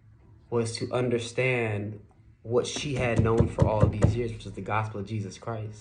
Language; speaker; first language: English; native; English